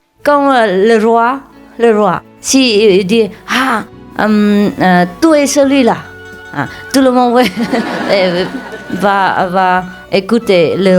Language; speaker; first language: French; non-native, fluent; Vietnamese